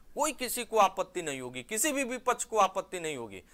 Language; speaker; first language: Hindi; native; Hindi